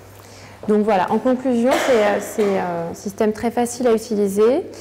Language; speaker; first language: French; native; French